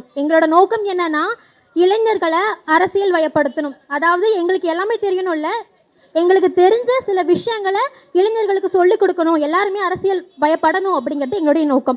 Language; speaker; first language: Tamil; native; Tamil